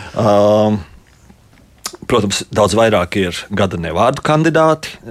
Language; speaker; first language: Latvian; native; Latvian